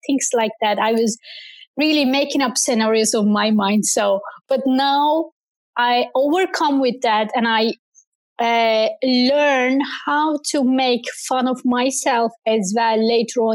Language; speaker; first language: English; non-native, fluent; Turkish